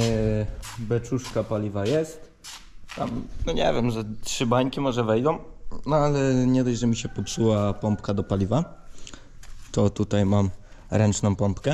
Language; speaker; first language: Polish; native; Polish